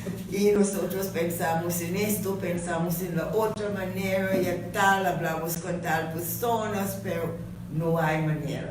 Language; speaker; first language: Spanish; non-native, fluent; English